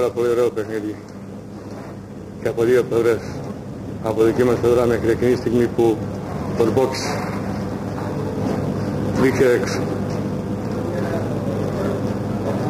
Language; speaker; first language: Greek; non-native, fluent; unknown